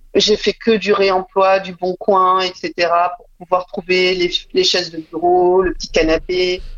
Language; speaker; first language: French; native; French